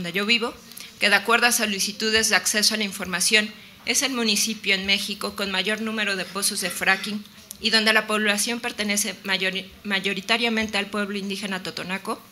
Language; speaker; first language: Spanish; native; Spanish